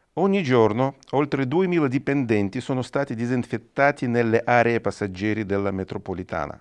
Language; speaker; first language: Italian; non-native, fluent; Russian